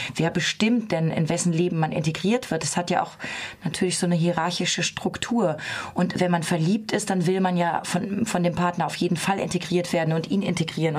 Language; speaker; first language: German; native; German